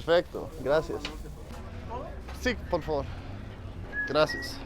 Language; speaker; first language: Spanish; non-native, learner; Danish